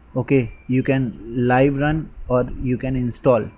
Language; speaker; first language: English; non-native, local second language; Hindi